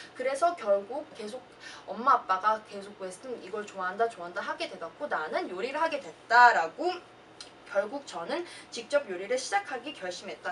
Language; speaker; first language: Korean; early bilingual, heritage; Korean